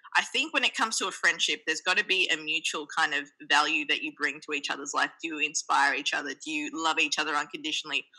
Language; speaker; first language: English; native; English